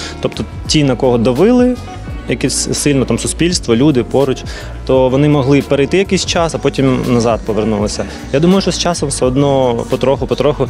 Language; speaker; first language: Ukrainian; non-native, local second language; Russian